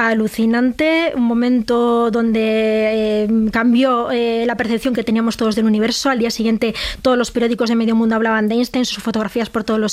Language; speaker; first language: Spanish; native; Spanish